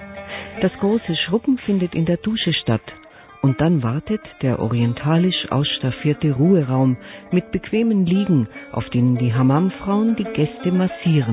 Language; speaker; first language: German; native; German